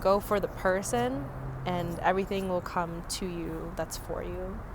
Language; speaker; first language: English; native; English